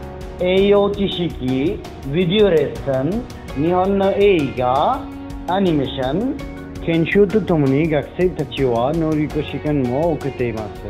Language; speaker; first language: Japanese; non-native, learner; Bangla